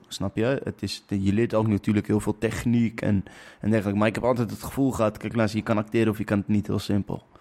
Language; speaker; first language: Dutch; native; Dutch